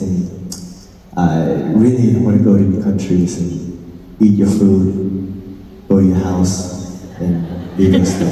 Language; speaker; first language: English; non-native, learner; Thai